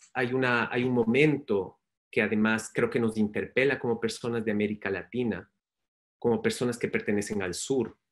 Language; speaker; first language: Spanish; native; Spanish